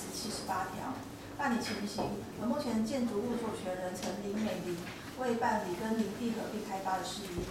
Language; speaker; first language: Chinese; native; Chinese